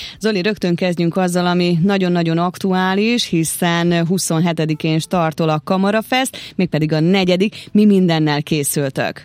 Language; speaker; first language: Hungarian; native; Hungarian